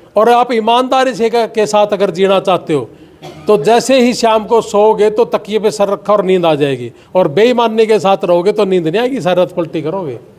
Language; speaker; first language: Hindi; native; Hindi